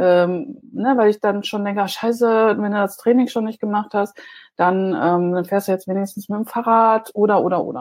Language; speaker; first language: German; native; German